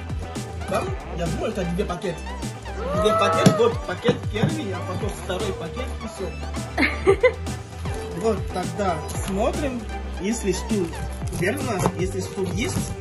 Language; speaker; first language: Russian; non-native, learner; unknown